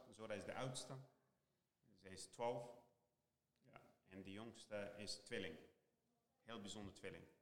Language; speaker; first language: Dutch; non-native, learner; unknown